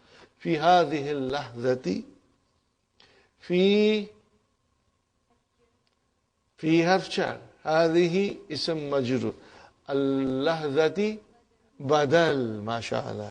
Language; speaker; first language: Arabic; non-native, fluent; English